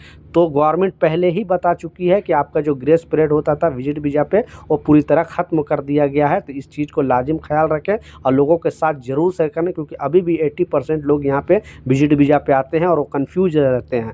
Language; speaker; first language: Hindi; native; Hindi